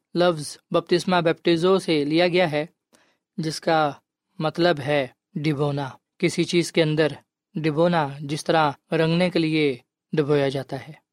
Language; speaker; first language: Urdu; non-native, local second language; Punjabi